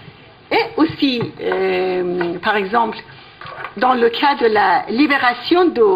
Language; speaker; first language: French; non-native, fluent; Persian